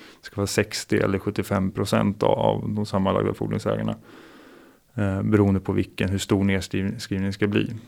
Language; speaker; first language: Swedish; native; Swedish